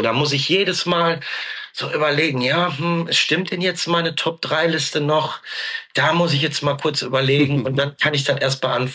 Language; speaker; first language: German; native; German